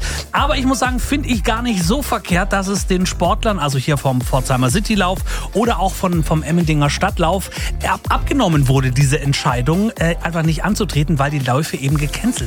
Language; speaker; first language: German; native; German